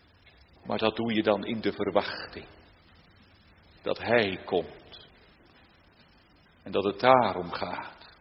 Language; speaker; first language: Dutch; native; Dutch